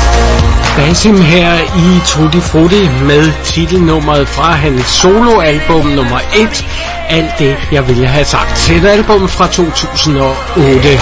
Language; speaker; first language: Danish; native; Danish